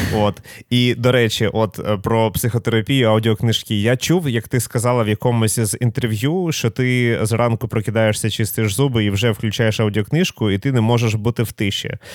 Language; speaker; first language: Ukrainian; non-native, local second language; Russian